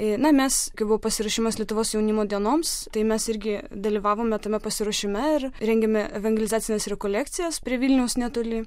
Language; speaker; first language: Lithuanian; non-native, local second language; Polish